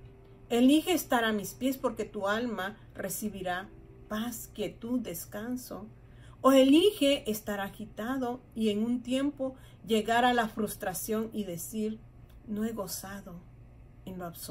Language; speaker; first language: Spanish; native; Spanish